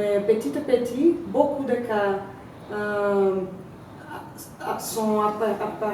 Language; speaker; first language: French; non-native, learner; Portuguese